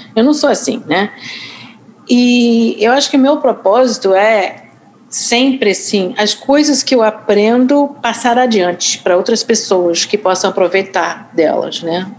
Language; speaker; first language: Portuguese; non-native, fluent; English